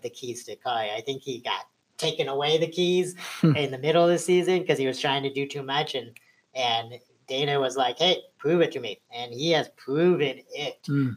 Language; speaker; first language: English; native; English